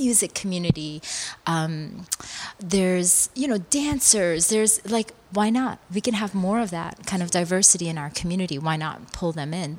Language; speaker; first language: English; early bilingual, other home language; Korean